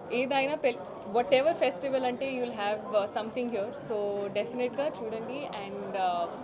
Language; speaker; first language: Telugu; non-native, learner; Hindi